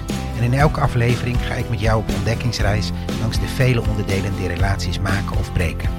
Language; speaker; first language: Dutch; native; Dutch